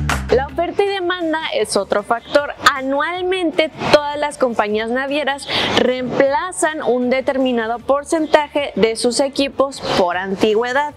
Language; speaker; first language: Spanish; native; Spanish